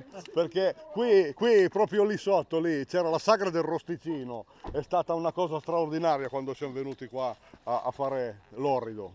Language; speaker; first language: Italian; native; Italian